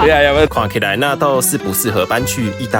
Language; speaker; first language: Chinese; native; Chinese